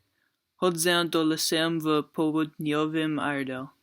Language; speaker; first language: Polish; non-native, learner; English